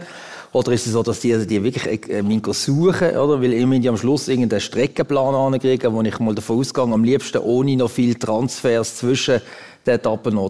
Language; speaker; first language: German; native; German